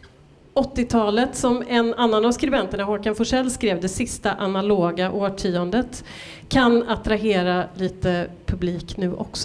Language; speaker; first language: Swedish; native; Swedish